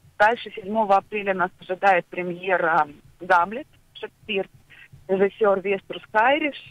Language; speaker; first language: Russian; native; Russian